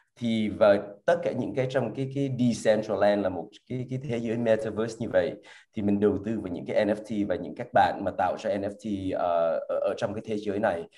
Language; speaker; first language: Vietnamese; early bilingual, heritage; Vietnamese